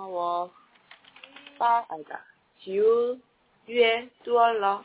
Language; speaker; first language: Chinese; non-native, learner; Korean